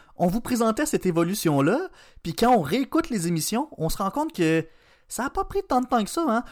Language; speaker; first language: French; native; French